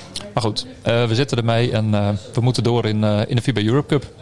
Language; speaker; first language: Dutch; native; Dutch